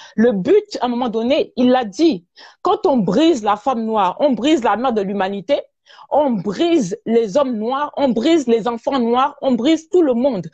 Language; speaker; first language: French; native; French